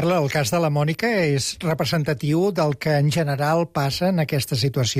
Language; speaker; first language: Catalan; native; Catalan